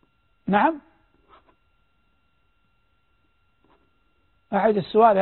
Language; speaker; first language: Arabic; native; Arabic